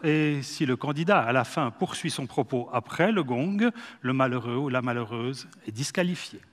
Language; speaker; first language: French; native; French